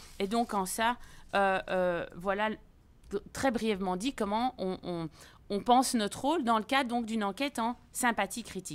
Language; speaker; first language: French; native; French